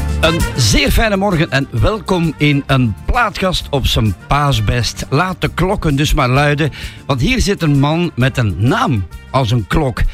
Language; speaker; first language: Dutch; native; Dutch